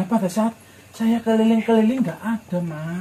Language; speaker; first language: Indonesian; native; Indonesian